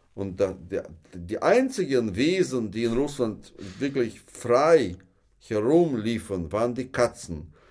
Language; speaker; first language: German; non-native, fluent; Russian